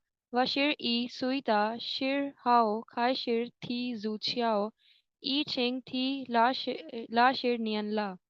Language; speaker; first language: Chinese; non-native, learner; Urdu